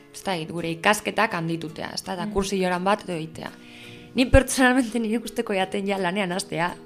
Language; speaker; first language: Basque; native; Basque